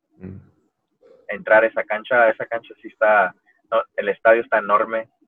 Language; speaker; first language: Spanish; early bilingual, heritage; Spanish